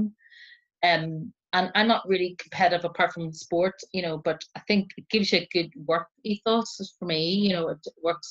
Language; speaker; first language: English; native; English